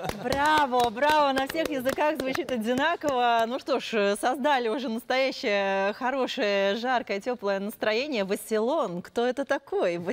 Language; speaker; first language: Russian; native; Russian